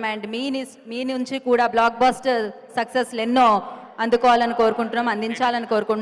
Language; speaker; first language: Telugu; native; Telugu